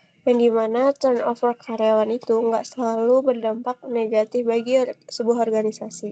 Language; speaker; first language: Indonesian; native; Indonesian